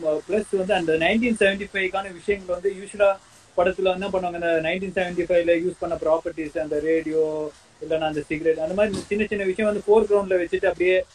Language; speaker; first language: Tamil; native; Tamil